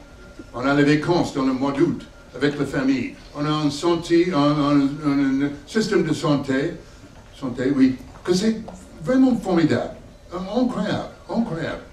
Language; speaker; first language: French; non-native, learner; English